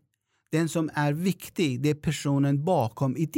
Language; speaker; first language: Swedish; non-native, fluent; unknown